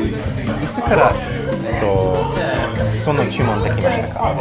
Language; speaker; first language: Japanese; non-native, learner; English